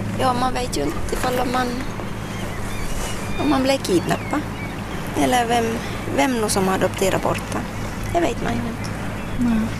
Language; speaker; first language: Swedish; native; Swedish